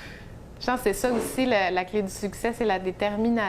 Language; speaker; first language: French; native; French